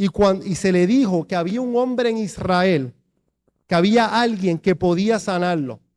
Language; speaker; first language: Spanish; native; Spanish